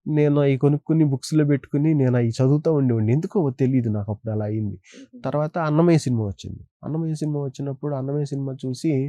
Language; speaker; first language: Telugu; native; Telugu